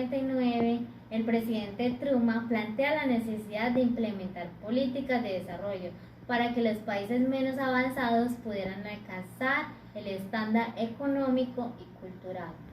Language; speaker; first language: Spanish; native; Spanish